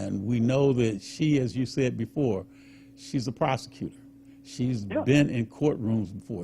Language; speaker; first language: English; native; English